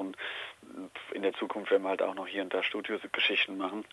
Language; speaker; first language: German; native; German